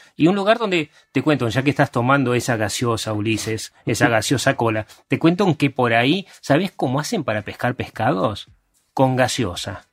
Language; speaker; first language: Spanish; early bilingual, other home language; Hungarian